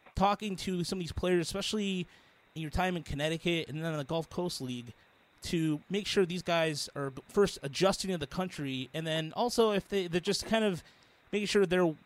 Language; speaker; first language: English; early bilingual, other home language; Spanish